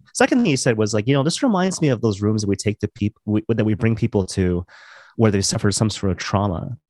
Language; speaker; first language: English; native; English